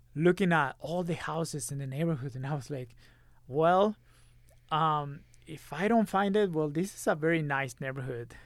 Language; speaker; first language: English; early bilingual, other home language; Spanish